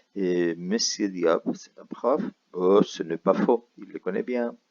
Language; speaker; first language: French; non-native, fluent; Spanish